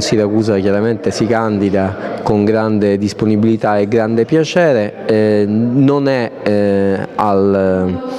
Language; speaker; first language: Italian; native; Italian